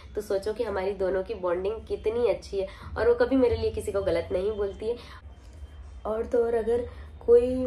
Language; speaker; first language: Hindi; non-native, local second language; Marwari